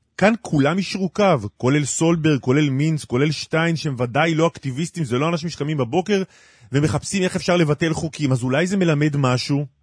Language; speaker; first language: Hebrew; native; Hebrew